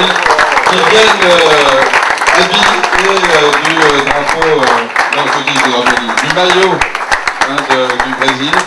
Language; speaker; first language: French; native; French